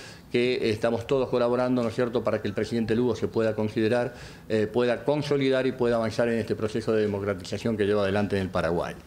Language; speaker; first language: Spanish; native; Spanish